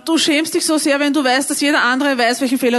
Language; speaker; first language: German; native; German